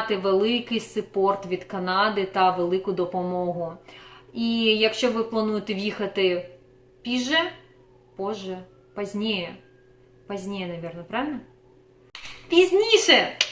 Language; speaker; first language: Ukrainian; non-native, local second language; Russian